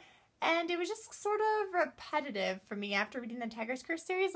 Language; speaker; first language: English; native; English